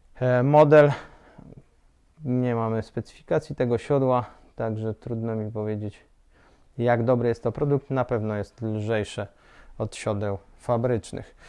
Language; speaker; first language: Polish; native; Polish